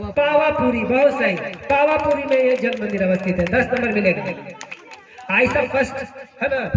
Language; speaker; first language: Hindi; native; Hindi